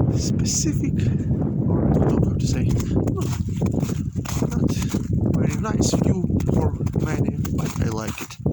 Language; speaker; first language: English; non-native, learner; Ukrainian